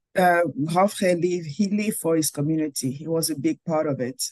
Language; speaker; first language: English; non-native, local second language; French